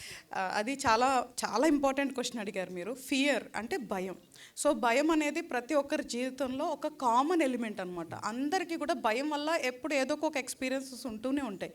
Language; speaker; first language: Telugu; native; Telugu